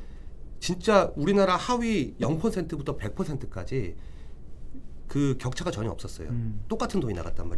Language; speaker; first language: Korean; native; Korean